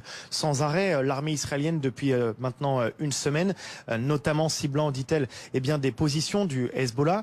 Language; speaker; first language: French; native; French